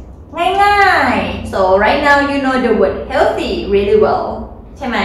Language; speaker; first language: English; non-native, learner; Thai